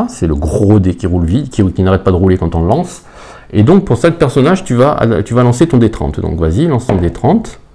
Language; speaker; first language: French; native; French